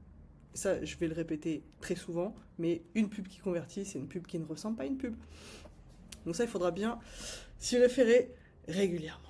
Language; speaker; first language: French; native; French